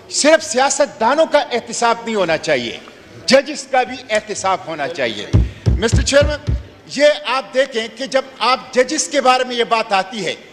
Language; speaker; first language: Urdu; non-native, local second language; Pashto